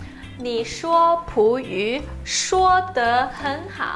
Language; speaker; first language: Chinese; non-native, fluent; Portuguese